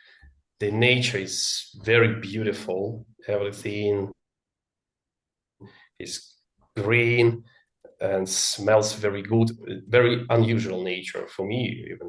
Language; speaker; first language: English; non-native, learner; Russian